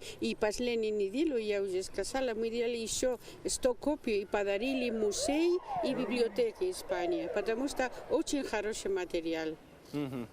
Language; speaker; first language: Russian; non-native, learner; Spanish